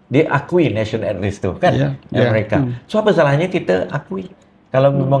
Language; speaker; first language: Malay; native; Malay